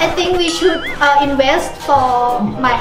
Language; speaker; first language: English; non-native, learner; Thai